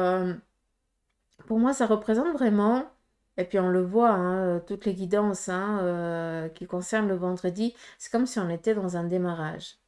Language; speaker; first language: French; native; French